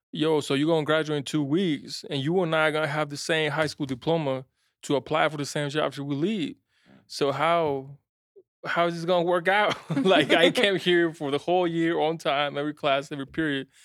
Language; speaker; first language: English; non-native, fluent; Spanish